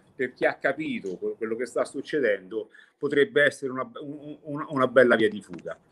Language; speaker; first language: Italian; native; Italian